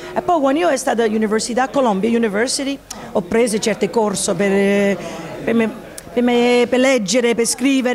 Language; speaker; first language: Italian; early bilingual, heritage; Italian